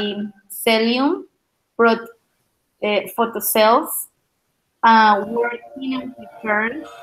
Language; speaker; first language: English; non-native, learner; Spanish